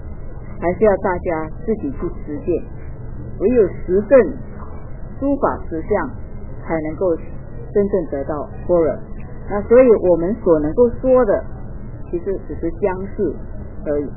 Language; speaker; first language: Chinese; native; Chinese